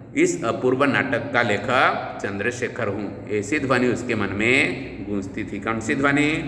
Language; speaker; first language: Hindi; non-native, local second language; Gujarati